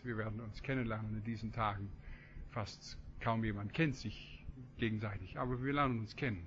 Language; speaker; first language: German; non-native, fluent; English